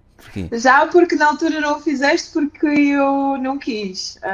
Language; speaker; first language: Portuguese; early bilingual, other home language; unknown